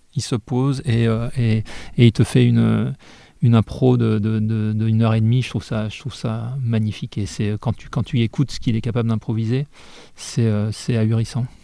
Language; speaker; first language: French; native; French